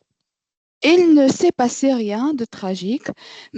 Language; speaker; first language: French; non-native, learner; Arabic